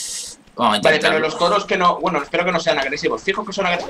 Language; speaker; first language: Spanish; native; Spanish